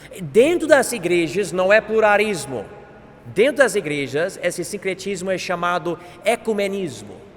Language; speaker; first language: Portuguese; non-native, fluent; English